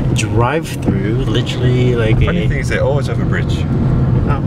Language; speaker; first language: English; native; English